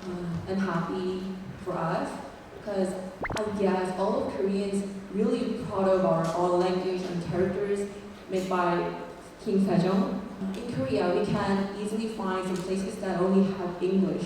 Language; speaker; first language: English; non-native, learner; Korean